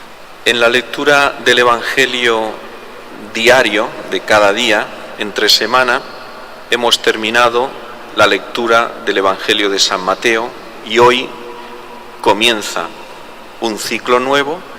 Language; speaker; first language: Spanish; native; Spanish